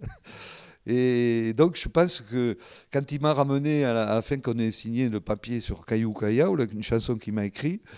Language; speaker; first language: French; non-native, local second language; Occitan